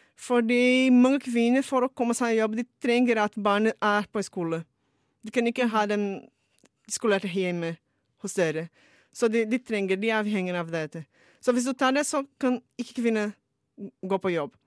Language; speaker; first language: Norwegian; non-native, fluent; Portuguese